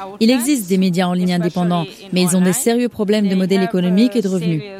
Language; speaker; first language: French; non-native, fluent; Hungarian